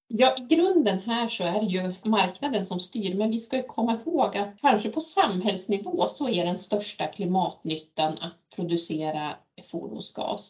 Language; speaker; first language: Swedish; native; Swedish